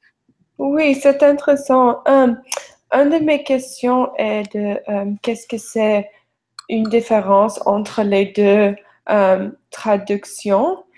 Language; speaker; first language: French; non-native, learner; English